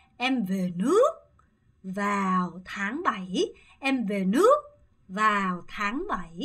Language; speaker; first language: Vietnamese; non-native, fluent; Korean